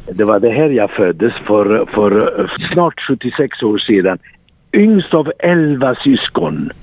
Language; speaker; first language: Swedish; non-native, fluent; Italian